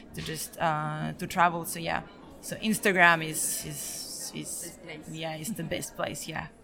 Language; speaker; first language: English; early bilingual, other home language; Serbian